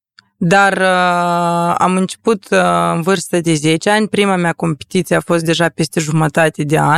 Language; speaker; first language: Romanian; non-native, local second language; Russian